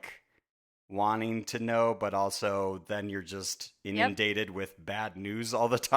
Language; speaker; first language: English; native; English